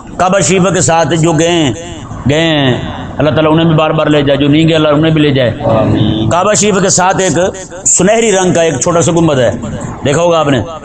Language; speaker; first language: Urdu; non-native, local second language; Punjabi